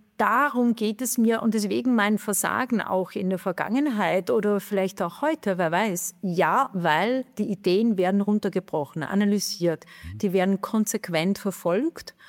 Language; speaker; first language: German; non-native, fluent; Czech